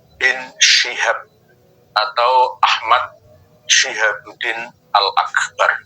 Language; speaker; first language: Indonesian; non-native, local second language; Javanese